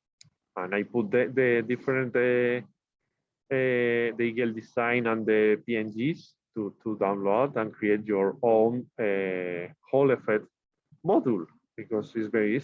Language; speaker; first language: English; non-native, learner; Spanish